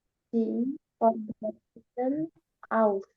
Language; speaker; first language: German; non-native, learner; Indonesian